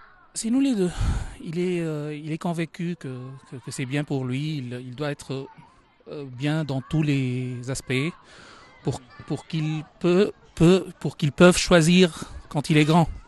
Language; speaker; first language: French; non-native, fluent; Arabic